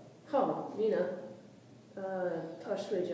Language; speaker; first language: Chinese; non-native, learner; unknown